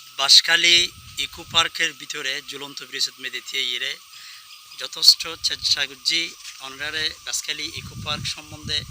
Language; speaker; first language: Bangla; native; Bangla